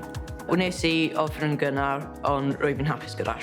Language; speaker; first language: Welsh; non-native, local second language; English